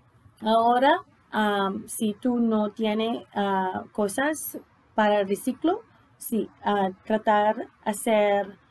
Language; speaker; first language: Spanish; non-native, learner; English